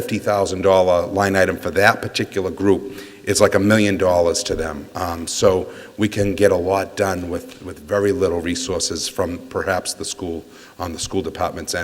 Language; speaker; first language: English; native; English